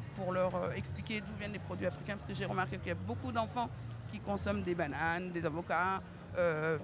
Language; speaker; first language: French; native; French